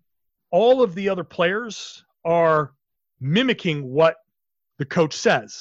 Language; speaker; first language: English; native; English